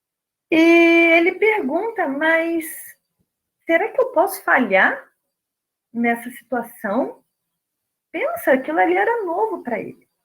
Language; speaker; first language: Portuguese; native; Portuguese